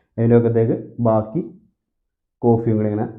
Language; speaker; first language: Malayalam; native; Malayalam